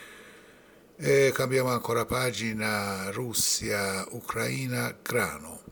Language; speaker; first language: Italian; non-native, fluent; Persian